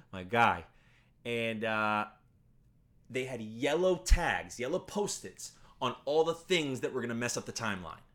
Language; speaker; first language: English; native; English